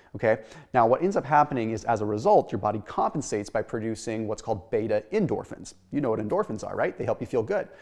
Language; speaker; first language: English; native; English